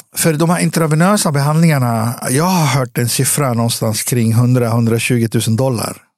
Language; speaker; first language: Swedish; early bilingual, other home language; Arabic